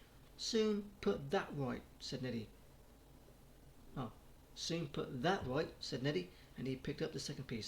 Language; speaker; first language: English; native; English